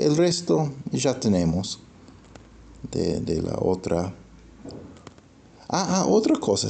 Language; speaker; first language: Spanish; non-native, fluent; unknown